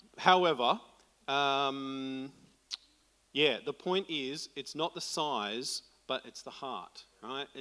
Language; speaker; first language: English; native; English